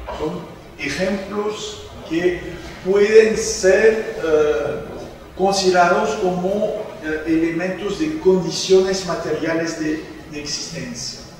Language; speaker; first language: Spanish; non-native, fluent; French